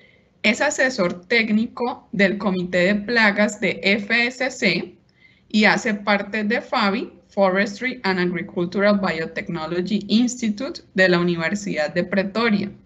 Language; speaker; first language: Spanish; native; Spanish